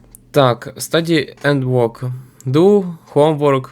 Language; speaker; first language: English; non-native, learner; Ukrainian